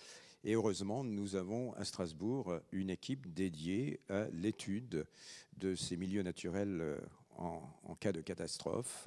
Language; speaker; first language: French; native; French